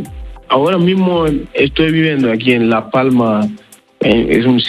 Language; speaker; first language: Spanish; non-native, learner; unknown